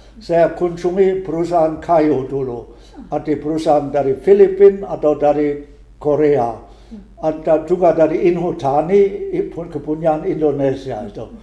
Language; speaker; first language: Indonesian; non-native, fluent; German